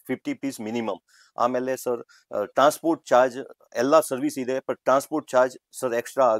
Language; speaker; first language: Kannada; non-native, local second language; Telugu